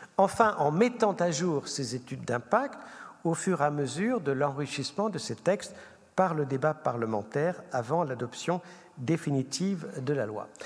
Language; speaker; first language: French; native; French